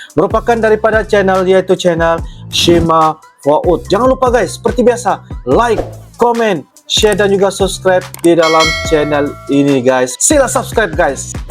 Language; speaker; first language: Malay; native; Malay